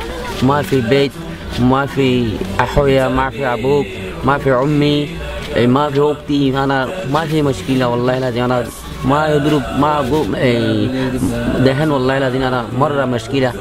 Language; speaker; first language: Arabic; non-native, learner; Rohingya